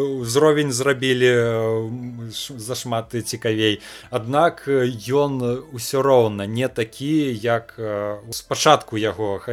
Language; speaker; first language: Belarusian; non-native, local second language; Russian